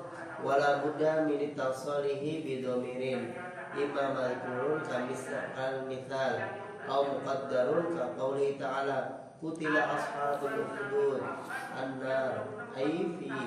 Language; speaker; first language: Arabic; non-native, learner; Indonesian